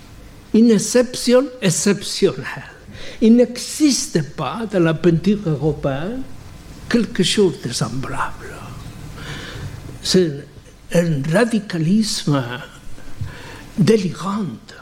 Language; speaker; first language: French; non-native, fluent; Spanish